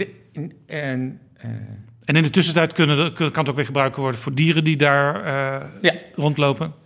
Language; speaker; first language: Dutch; native; Dutch